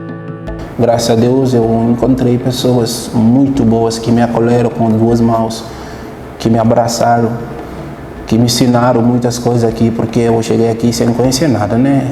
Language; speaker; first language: Portuguese; non-native, fluent; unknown